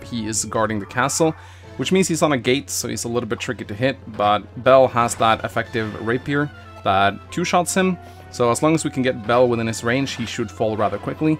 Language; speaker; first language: English; native; English